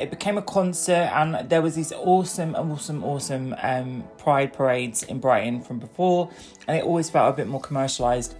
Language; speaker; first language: English; native; English